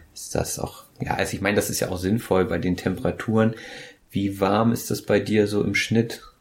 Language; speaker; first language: German; native; German